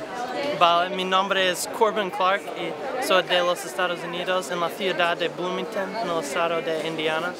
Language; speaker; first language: Spanish; non-native, learner; English